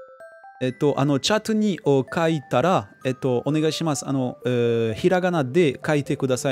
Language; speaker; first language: Japanese; non-native, learner; French